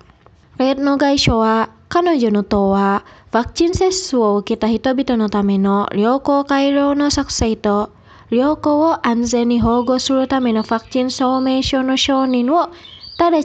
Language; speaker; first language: Japanese; non-native, fluent; Indonesian